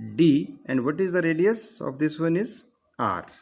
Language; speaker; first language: English; non-native, local second language; Punjabi